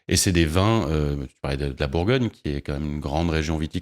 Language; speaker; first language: French; native; French